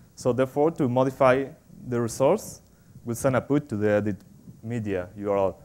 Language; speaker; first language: English; non-native, fluent; Spanish